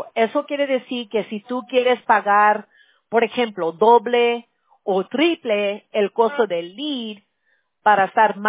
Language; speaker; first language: Spanish; early bilingual, heritage; Spanish